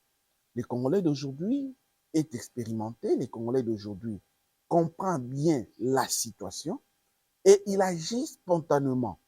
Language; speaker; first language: French; non-native, local second language; Lingala